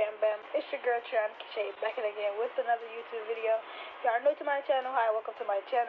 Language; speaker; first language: English; native; English